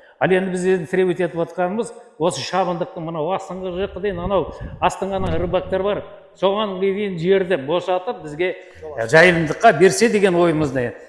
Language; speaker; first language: Kazakh; native; Kazakh